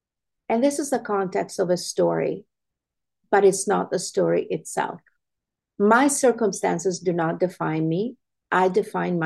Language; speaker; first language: English; non-native, fluent; Italian